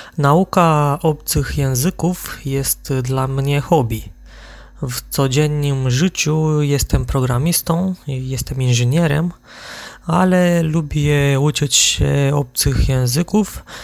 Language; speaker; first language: Polish; non-native, learner; Romanian